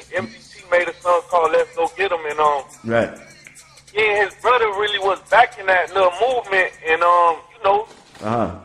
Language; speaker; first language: English; native; English